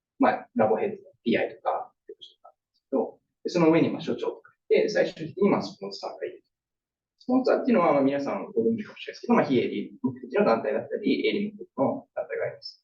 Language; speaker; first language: Japanese; native; Japanese